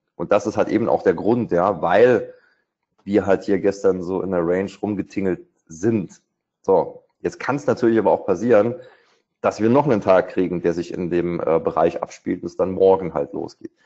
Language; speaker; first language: German; native; German